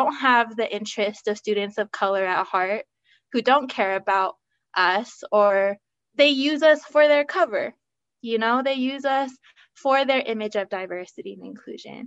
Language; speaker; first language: English; native; English